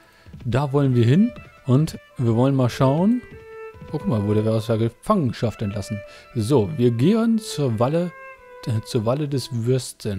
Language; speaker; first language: German; native; German